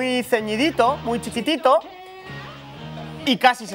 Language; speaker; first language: Spanish; native; Spanish